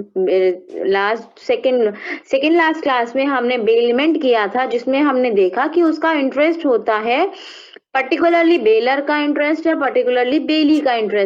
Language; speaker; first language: Hindi; native; Hindi